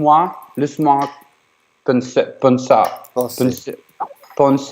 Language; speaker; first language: French; non-native, learner; Ukrainian